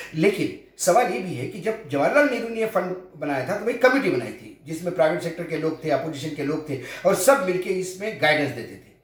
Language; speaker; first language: Hindi; non-native, local second language; Marathi